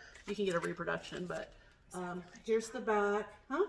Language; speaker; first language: English; native; English